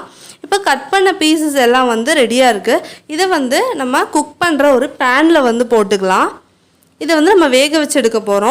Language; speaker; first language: Tamil; native; Tamil